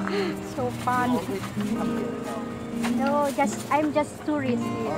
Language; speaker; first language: English; non-native, local second language; Filipino